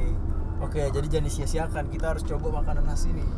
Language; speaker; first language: Indonesian; native; Indonesian